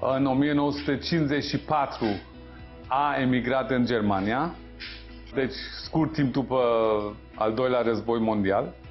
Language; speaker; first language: Romanian; non-native, fluent; Persian